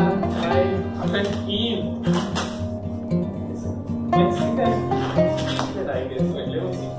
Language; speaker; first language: English; non-native, local second language; Hindi